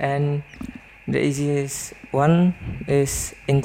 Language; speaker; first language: English; non-native, learner; Indonesian